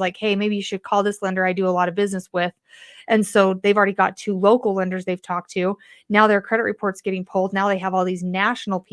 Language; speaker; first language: English; native; English